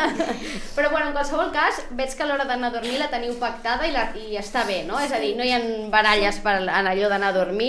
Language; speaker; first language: Catalan; native; Catalan